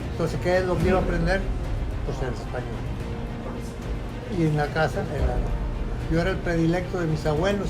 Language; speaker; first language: Spanish; non-native, local second language; Arabic